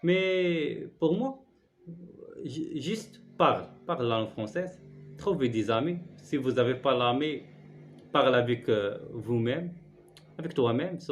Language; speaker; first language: French; non-native, learner; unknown